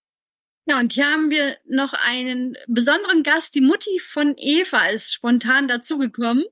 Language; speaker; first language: German; native; German